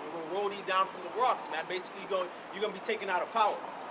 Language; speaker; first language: English; native; English